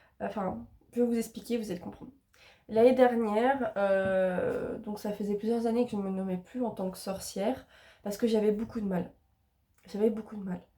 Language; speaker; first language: French; native; French